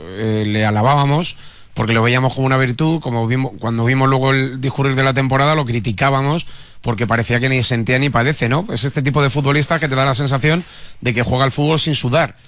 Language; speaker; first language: Spanish; native; Spanish